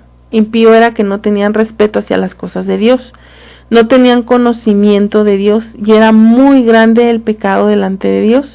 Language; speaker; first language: Spanish; native; Spanish